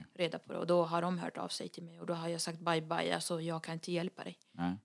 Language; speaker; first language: Swedish; early bilingual, other home language; Arabic